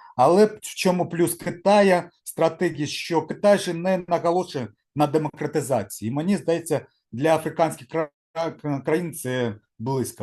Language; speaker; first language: Ukrainian; non-native, local second language; Russian